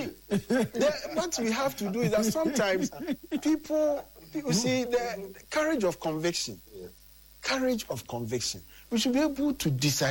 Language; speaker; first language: English; non-native, local second language; Akan